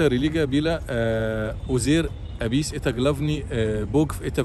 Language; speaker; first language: Russian; non-native, local second language; Arabic